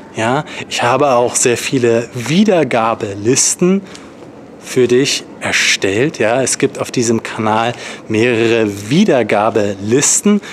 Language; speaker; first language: German; native; German